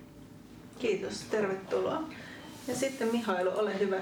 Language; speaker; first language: Finnish; native; Finnish